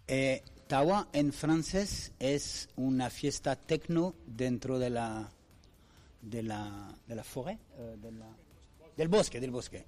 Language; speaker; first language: Spanish; non-native, fluent; French